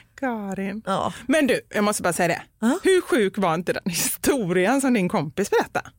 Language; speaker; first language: Swedish; native; Swedish